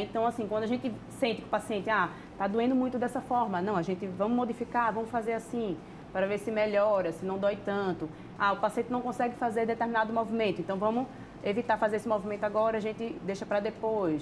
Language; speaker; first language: Portuguese; native; Portuguese